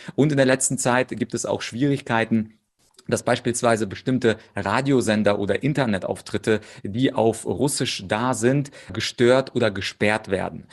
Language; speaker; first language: German; early bilingual, other home language; Russian